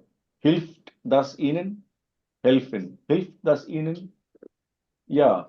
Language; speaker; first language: German; non-native, fluent; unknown